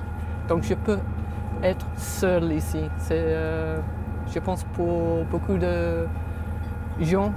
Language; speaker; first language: French; non-native, learner; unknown